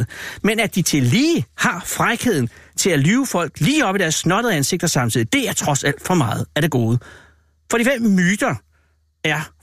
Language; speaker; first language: Danish; native; Danish